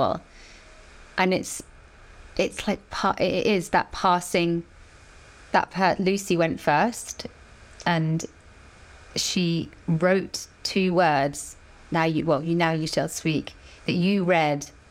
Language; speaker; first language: English; native; English